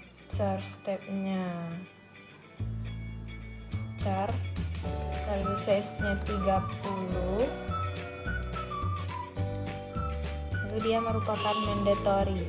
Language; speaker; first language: Indonesian; native; Indonesian